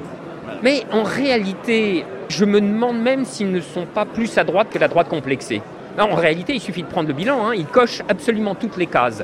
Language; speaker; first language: French; native; French